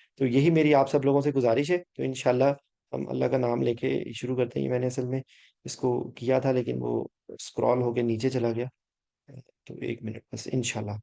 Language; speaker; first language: Urdu; native; Urdu